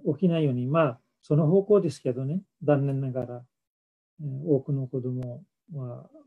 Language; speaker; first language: Japanese; non-native, fluent; Urdu